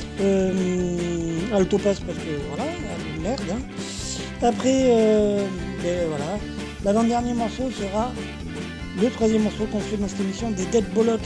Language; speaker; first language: French; native; French